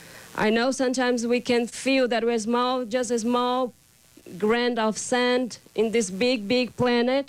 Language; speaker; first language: English; non-native, fluent; Portuguese